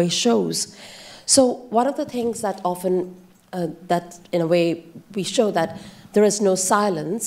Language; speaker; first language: English; non-native, local second language; Bangla